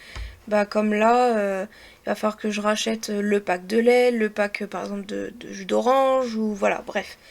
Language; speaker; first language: French; native; French